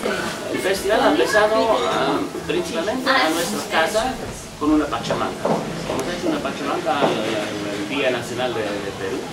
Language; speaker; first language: Spanish; non-native, fluent; German